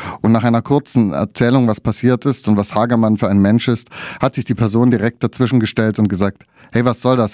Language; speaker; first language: German; native; German